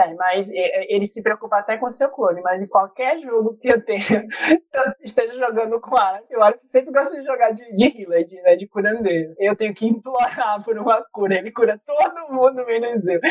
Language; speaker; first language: Portuguese; native; Portuguese